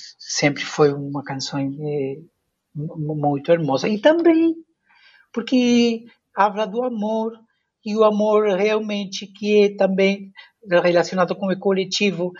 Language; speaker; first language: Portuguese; non-native, fluent; Spanish